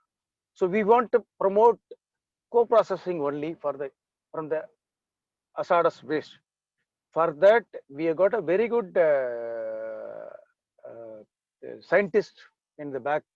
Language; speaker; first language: English; non-native, local second language; Tamil